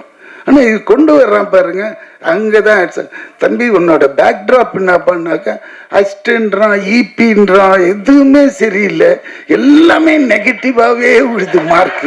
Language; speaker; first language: Tamil; native; Tamil